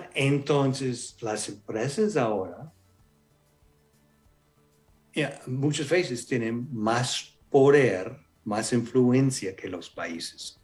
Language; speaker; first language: Spanish; non-native, fluent; English